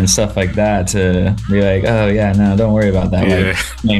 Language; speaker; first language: English; native; English